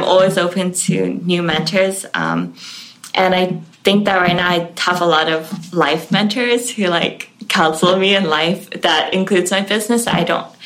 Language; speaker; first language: English; non-native, local second language; Cantonese